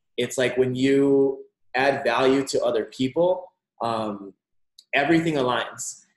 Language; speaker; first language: English; native; English